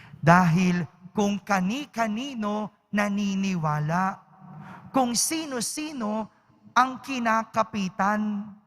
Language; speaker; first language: Filipino; native; Filipino